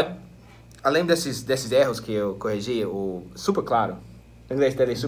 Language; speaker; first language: Portuguese; non-native, fluent; English